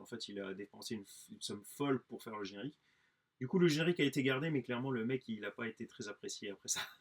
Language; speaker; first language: French; native; French